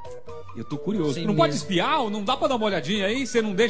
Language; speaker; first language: Portuguese; native; Portuguese